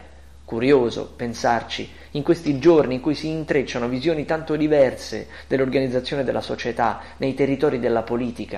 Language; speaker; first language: Italian; native; Italian